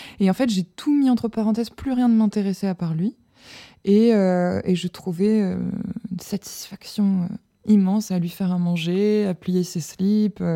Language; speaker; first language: French; native; French